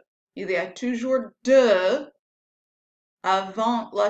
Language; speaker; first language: French; non-native, fluent; English